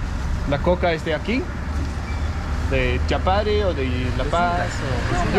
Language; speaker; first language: Spanish; non-native, learner; Danish